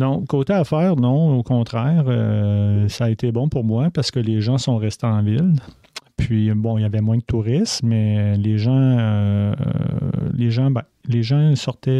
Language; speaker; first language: French; native; French